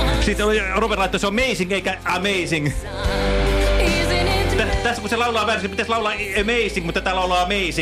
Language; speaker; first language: Finnish; native; Finnish